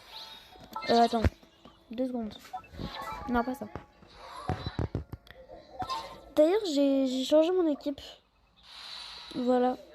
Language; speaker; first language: French; native; French